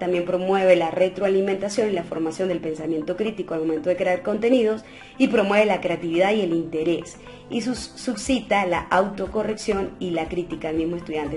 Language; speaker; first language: Spanish; native; Spanish